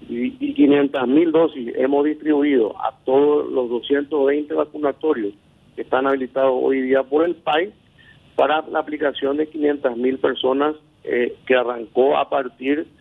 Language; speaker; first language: Spanish; native; Spanish